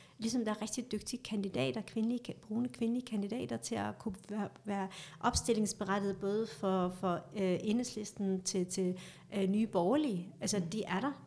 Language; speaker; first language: Danish; early bilingual, other home language; Kurdish